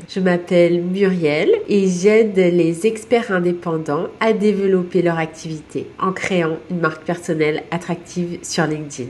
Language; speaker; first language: French; native; French